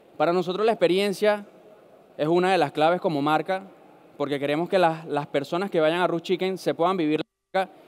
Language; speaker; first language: Spanish; native; Spanish